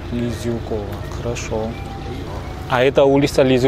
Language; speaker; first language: Russian; non-native, learner; Vietnamese